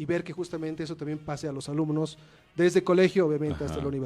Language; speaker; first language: Spanish; native; Spanish